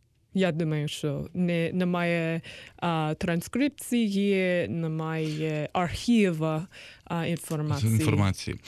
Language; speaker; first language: Ukrainian; non-native, learner; English